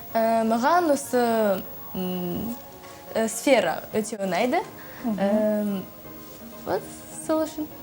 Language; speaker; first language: Kazakh; non-native, local second language; Russian